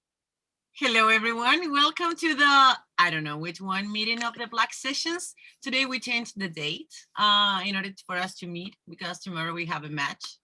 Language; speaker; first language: English; non-native, fluent; Spanish